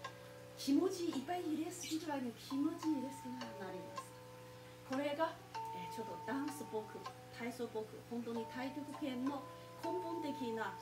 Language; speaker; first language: Japanese; non-native, fluent; Chinese